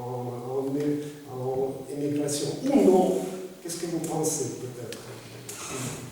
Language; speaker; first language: French; non-native, fluent; Russian